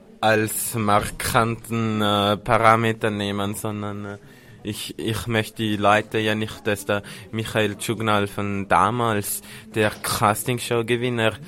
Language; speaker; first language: German; native; German